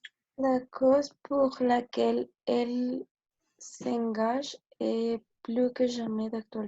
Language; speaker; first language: French; non-native, learner; Spanish